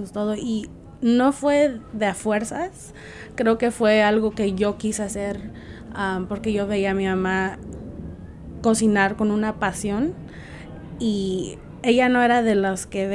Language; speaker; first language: Spanish; early bilingual, heritage; Spanish